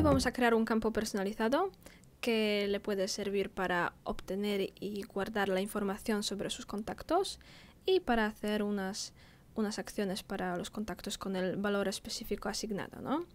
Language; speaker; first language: Spanish; non-native, fluent; Polish